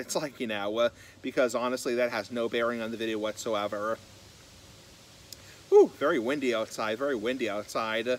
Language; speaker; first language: English; native; English